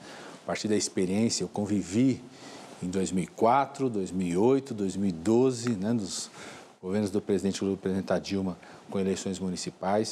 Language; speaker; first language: Portuguese; native; Portuguese